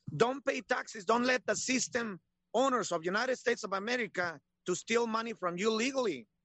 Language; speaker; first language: English; non-native, learner; Spanish